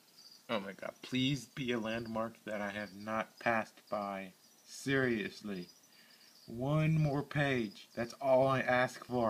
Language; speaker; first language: English; native; English